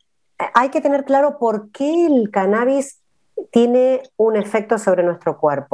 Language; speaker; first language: Spanish; native; Spanish